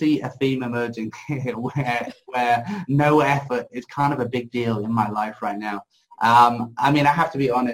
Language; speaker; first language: English; native; English